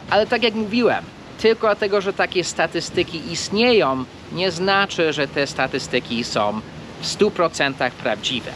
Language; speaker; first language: Polish; non-native, fluent; English